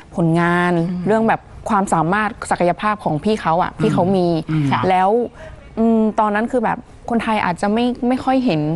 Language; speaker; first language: Thai; native; Thai